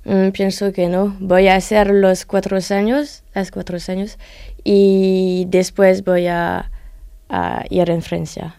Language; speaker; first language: Spanish; non-native, learner; French